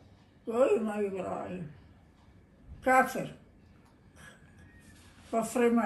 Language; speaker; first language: Hebrew; non-native, learner; Aramaic